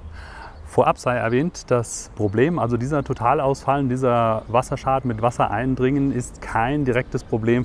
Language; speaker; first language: German; native; German